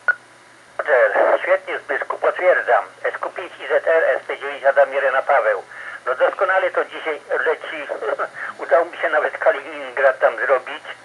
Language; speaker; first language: Polish; native; Polish